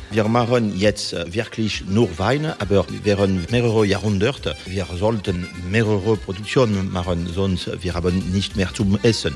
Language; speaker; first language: German; non-native, fluent; French